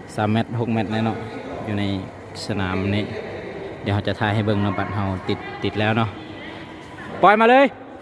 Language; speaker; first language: Thai; native; Thai